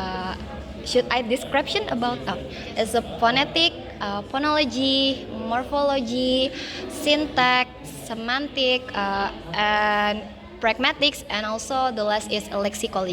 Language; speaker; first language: English; non-native, learner; Indonesian